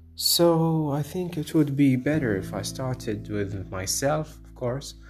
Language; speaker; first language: English; non-native, fluent; Arabic